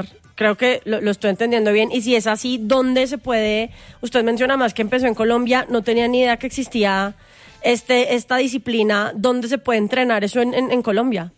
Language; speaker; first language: Spanish; native; Spanish